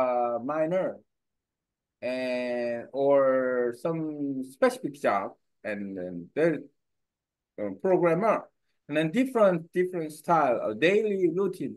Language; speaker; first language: English; non-native, learner; Korean